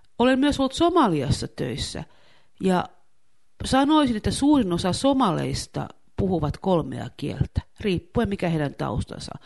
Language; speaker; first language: Finnish; native; Finnish